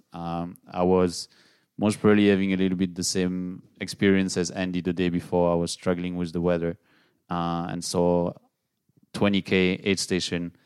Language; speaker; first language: English; non-native, fluent; French